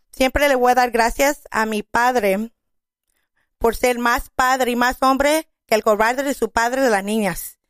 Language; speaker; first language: Spanish; early bilingual, heritage; Spanish